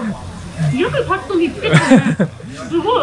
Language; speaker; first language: Japanese; non-native, fluent; English